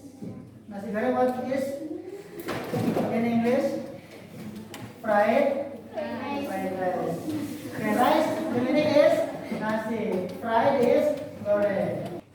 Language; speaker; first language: English; non-native, fluent; Indonesian